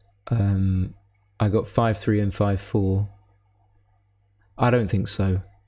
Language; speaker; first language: English; native; English